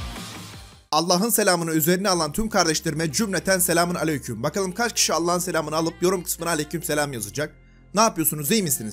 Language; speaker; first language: Turkish; native; Turkish